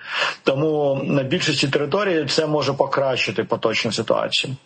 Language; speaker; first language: Ukrainian; native; Ukrainian